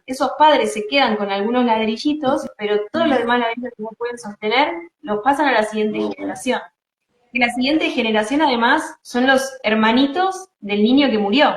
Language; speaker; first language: Spanish; native; Spanish